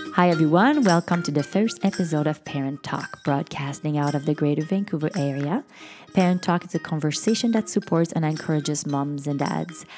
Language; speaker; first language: English; non-native, fluent; French